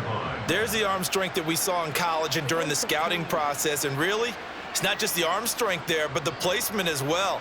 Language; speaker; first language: English; native; English